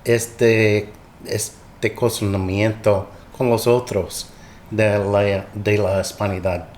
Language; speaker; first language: Spanish; non-native, learner; English